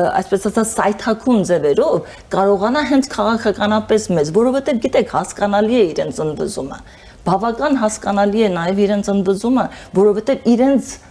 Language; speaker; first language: Armenian; early bilingual, heritage; Armenian